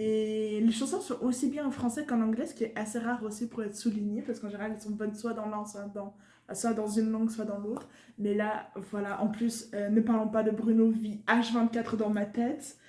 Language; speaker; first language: French; native; French